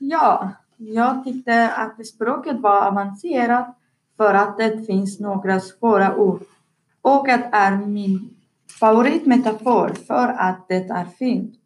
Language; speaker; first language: Swedish; non-native, learner; Persian